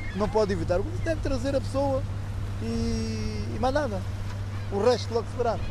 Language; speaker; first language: Portuguese; native; Portuguese